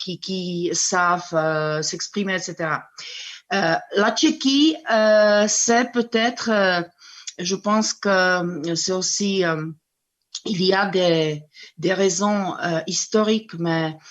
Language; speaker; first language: French; non-native, fluent; Czech